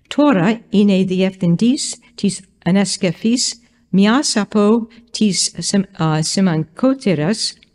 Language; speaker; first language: Greek; non-native, fluent; English